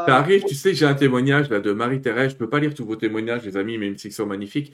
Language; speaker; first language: French; native; French